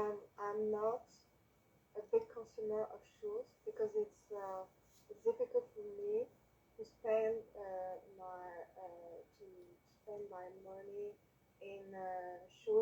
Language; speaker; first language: English; non-native, learner; French